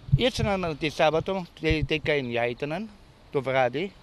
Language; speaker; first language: Greek; non-native, fluent; German